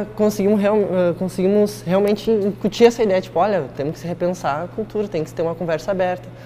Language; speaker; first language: Portuguese; native; Portuguese